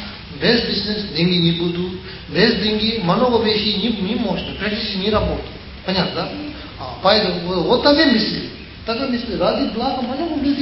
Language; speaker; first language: Russian; non-native, learner; Tibetan